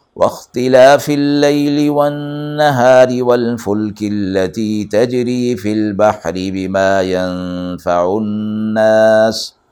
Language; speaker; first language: Urdu; native; Urdu